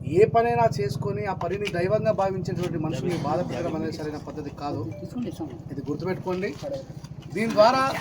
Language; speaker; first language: Telugu; native; Telugu